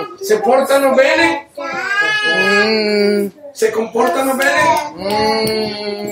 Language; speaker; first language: Italian; non-native, learner; Spanish